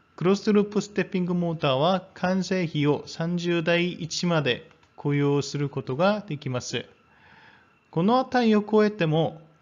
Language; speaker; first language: Japanese; non-native, fluent; Korean